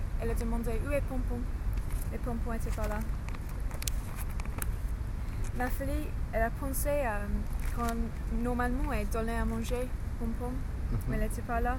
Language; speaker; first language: French; non-native, learner; English